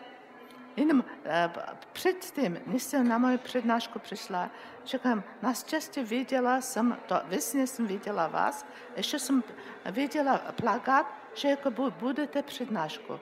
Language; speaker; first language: Czech; non-native, learner; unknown